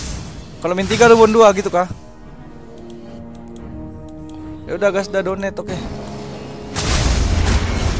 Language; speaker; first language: Indonesian; native; Indonesian